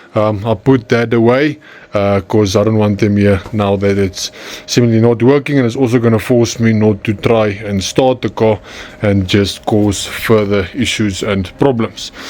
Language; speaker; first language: English; non-native, local second language; Afrikaans